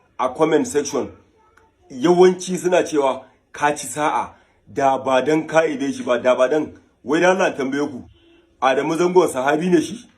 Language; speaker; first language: Hausa; non-native, local second language; Kanuri